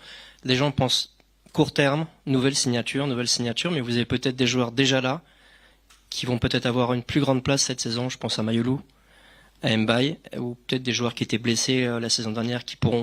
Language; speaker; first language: French; native; French